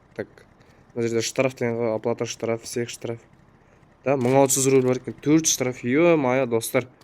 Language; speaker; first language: Russian; non-native, local second language; Kazakh